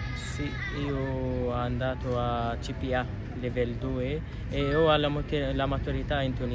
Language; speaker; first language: Italian; non-native, learner; Arabic